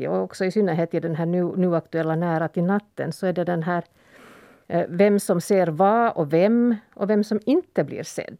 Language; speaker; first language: Swedish; native; Swedish